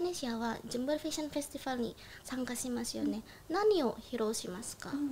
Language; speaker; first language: Japanese; non-native, learner; Indonesian